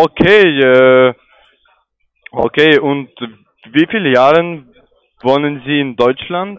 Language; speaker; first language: German; non-native, learner; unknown